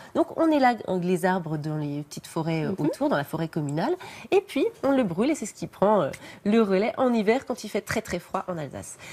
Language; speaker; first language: French; native; French